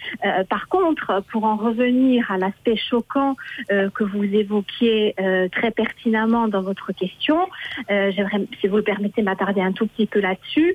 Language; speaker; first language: French; native; French